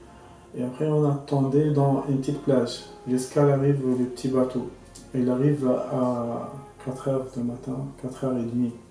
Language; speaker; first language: French; non-native, local second language; Arabic